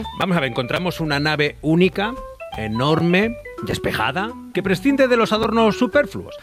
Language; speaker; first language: Spanish; native; Spanish